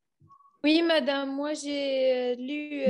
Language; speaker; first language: French; non-native, learner; Arabic